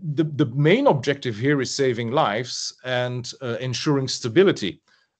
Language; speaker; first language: English; non-native, fluent; French